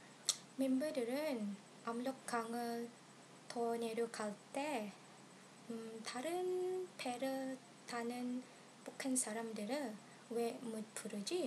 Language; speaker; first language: Korean; non-native, learner; Malay